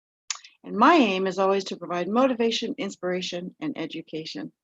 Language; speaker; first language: English; native; English